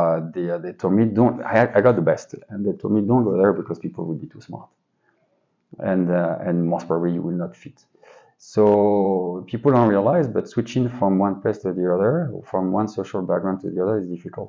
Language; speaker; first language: English; non-native, fluent; French